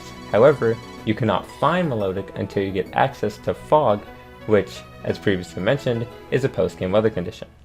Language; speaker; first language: English; native; English